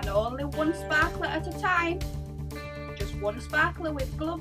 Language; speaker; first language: English; native; English